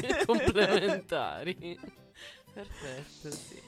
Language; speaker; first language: Italian; native; Italian